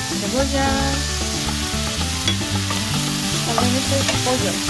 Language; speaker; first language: Spanish; non-native, learner; Korean